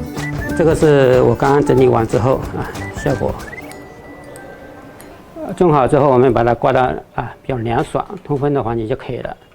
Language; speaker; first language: Chinese; native; Chinese